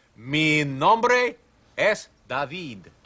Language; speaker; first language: Spanish; non-native, learner; English